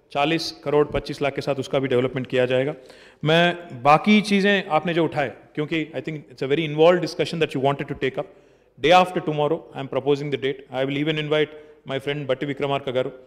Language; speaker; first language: Hindi; non-native, local second language; Telugu